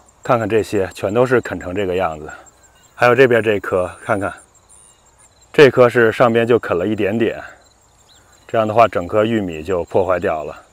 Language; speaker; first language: Chinese; native; Chinese